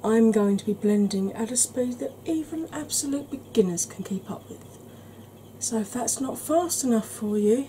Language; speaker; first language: English; native; English